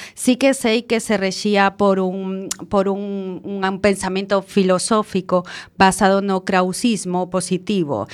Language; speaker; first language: Galician; non-native, local second language; Spanish